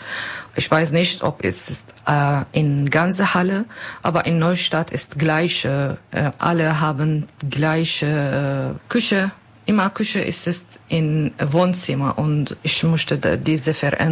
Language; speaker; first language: German; non-native, learner; Kurdish